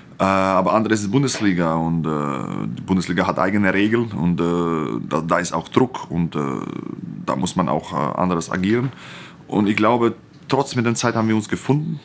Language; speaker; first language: German; non-native, fluent; Croatian